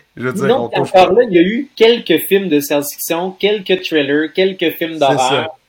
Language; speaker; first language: French; native; French